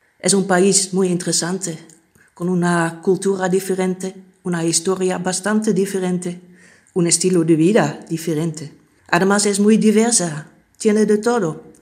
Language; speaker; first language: Spanish; non-native, fluent; Dutch